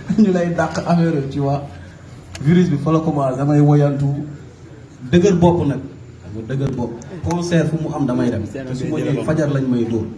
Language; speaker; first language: Wolof; non-native, local second language; Mandingo